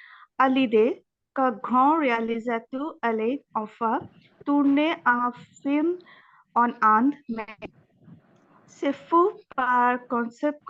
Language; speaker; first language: French; non-native, learner; Bangla